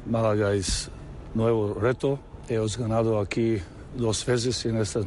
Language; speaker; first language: Spanish; non-native, learner; Serbian